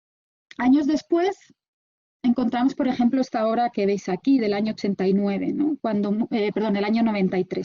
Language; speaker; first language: Spanish; native; Spanish